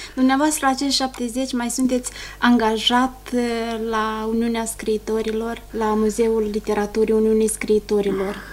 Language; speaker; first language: Romanian; native; Romanian